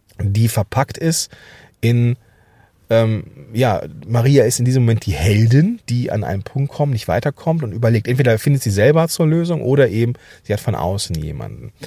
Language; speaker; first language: German; native; German